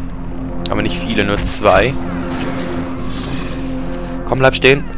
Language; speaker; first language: German; native; German